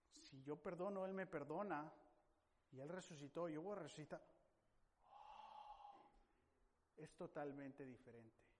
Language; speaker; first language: Spanish; non-native, fluent; English